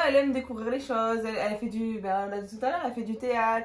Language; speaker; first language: French; native; French